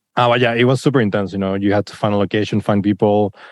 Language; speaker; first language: English; non-native, fluent; Spanish